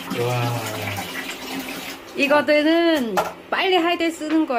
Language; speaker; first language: Korean; non-native, learner; Vietnamese